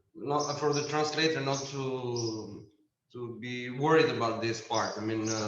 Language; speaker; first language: English; non-native, fluent; Albanian